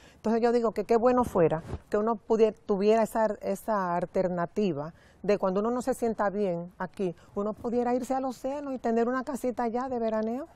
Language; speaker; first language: Spanish; native; Spanish